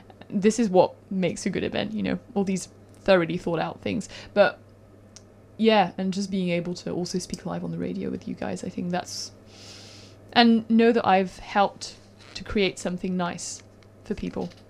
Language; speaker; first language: English; non-native, fluent; French